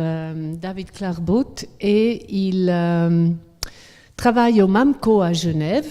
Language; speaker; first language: French; non-native, fluent; Swiss German